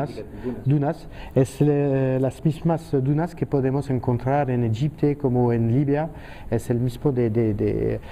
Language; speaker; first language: Spanish; non-native, fluent; French